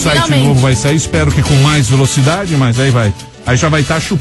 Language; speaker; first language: Portuguese; native; Portuguese